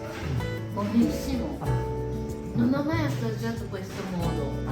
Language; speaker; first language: Italian; native; Italian